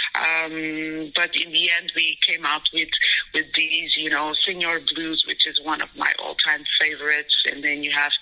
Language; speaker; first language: English; non-native, fluent; Portuguese